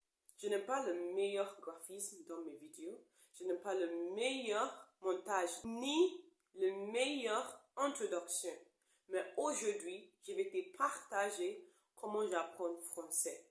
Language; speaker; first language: French; non-native, learner; English